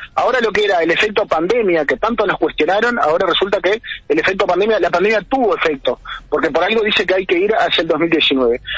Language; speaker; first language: Spanish; native; Spanish